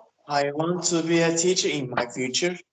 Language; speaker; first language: English; non-native, learner; Turkish